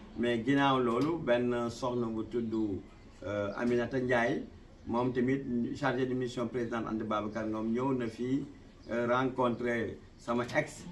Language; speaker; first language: Wolof; non-native, local second language; Fula